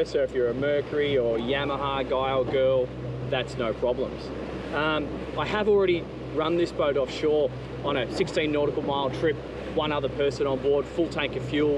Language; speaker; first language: English; native; English